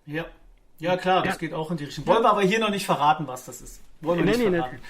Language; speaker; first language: German; native; German